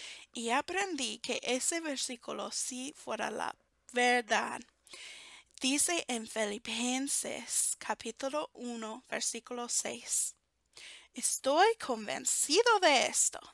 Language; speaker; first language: Spanish; non-native, fluent; English